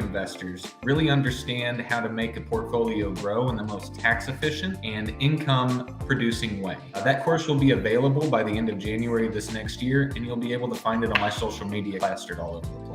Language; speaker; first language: English; native; English